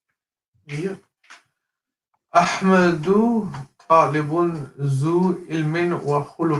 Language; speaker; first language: Arabic; non-native, learner; English